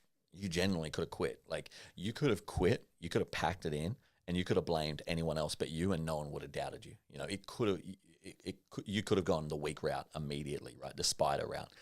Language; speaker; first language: English; native; English